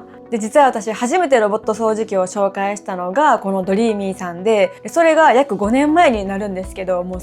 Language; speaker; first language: Japanese; native; Japanese